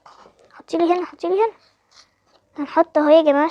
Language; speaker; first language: Arabic; native; Arabic